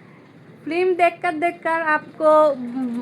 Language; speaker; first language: Hindi; non-native, learner; Bangla